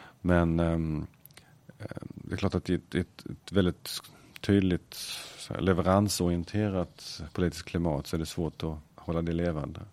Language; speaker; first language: Swedish; native; Swedish